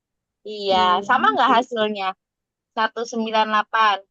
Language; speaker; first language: Indonesian; native; Indonesian